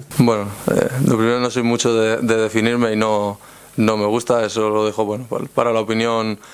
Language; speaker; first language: Spanish; native; Spanish